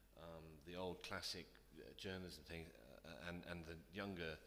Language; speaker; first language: English; native; English